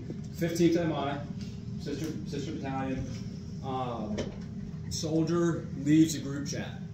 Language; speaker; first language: English; native; English